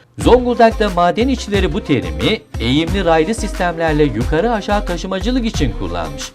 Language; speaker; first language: Turkish; native; Turkish